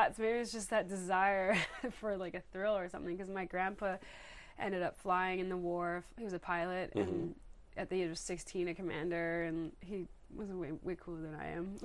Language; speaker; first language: English; native; English